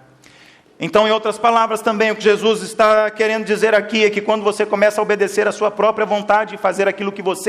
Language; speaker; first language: Portuguese; native; Portuguese